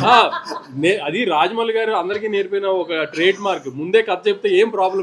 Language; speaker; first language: Telugu; native; Telugu